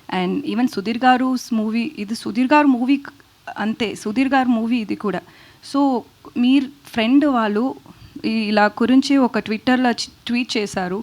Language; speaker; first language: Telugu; non-native, learner; Tamil